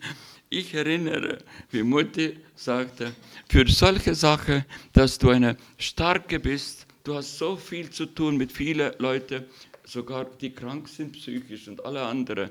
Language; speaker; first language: German; non-native, learner; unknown